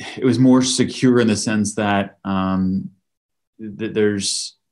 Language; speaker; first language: English; native; English